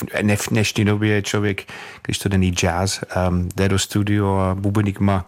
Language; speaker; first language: Czech; non-native, fluent; English